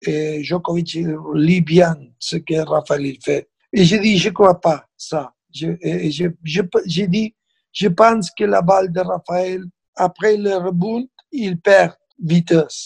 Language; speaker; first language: French; non-native, fluent; Spanish